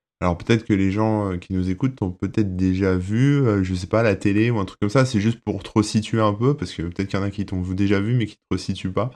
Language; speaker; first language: French; native; French